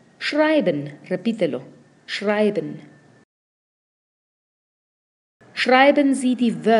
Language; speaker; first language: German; non-native, fluent; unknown